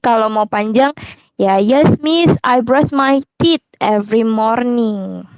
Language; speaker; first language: English; non-native, fluent; Indonesian